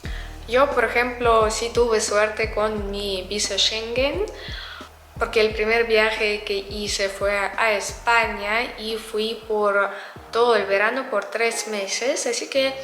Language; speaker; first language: Spanish; non-native, fluent; Russian